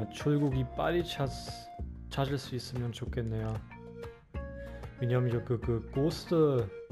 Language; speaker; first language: Korean; non-native, fluent; German